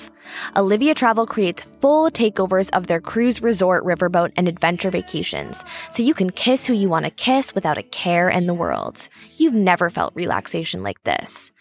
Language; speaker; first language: English; native; English